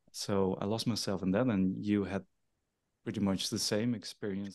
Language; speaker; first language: English; non-native, fluent; Dutch